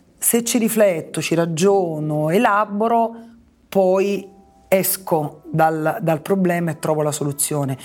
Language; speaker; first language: Italian; native; Italian